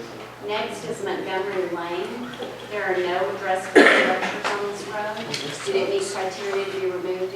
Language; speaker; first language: English; native; English